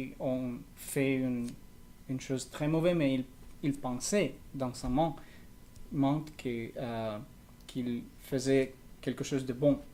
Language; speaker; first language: French; non-native, learner; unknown